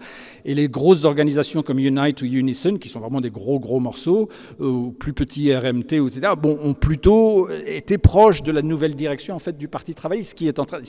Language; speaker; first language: French; native; French